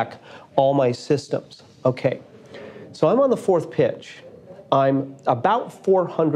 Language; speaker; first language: English; native; English